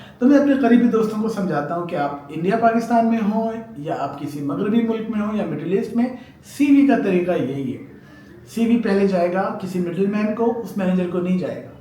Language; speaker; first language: Urdu; native; Urdu